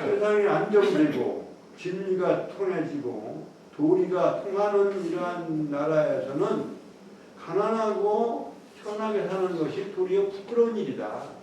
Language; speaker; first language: Korean; native; Korean